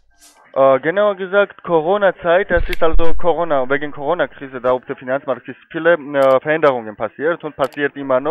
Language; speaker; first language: German; non-native, fluent; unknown